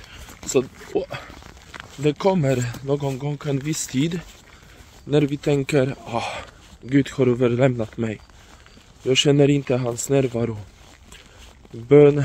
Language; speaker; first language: Swedish; non-native, fluent; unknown